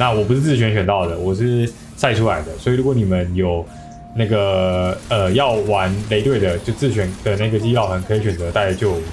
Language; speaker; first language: Chinese; native; Chinese